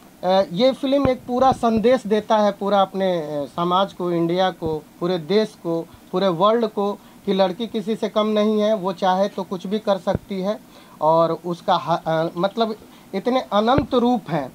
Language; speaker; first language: Hindi; native; Hindi